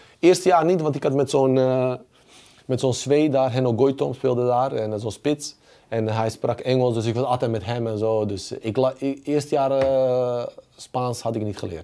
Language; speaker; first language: Dutch; early bilingual, other home language; Bosnian